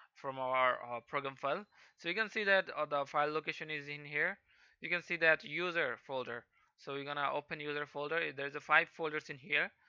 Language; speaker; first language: English; non-native, local second language; Hindi